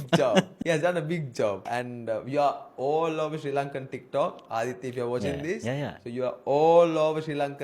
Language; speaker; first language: English; non-native, local second language; Sinhala